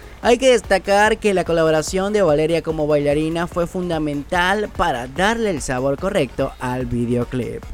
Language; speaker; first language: Spanish; native; Spanish